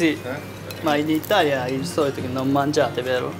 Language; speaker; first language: Italian; non-native, learner; Japanese